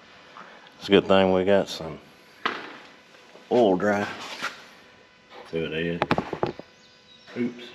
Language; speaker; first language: English; native; English